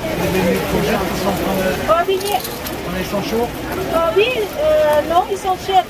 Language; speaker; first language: French; non-native, learner; Thai